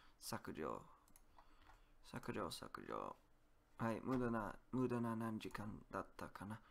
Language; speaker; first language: Japanese; non-native, learner; English